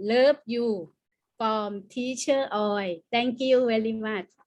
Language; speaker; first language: English; non-native, learner; Thai